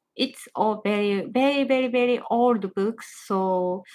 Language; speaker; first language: English; non-native, learner; Japanese